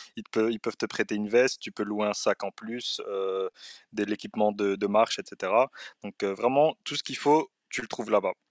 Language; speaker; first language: French; early bilingual, other home language; Arabic